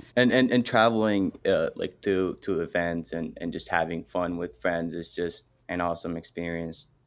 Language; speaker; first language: English; early bilingual, other home language; Arabic